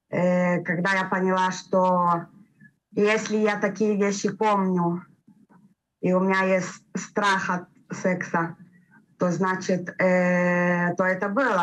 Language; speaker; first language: Russian; early bilingual, heritage; Russian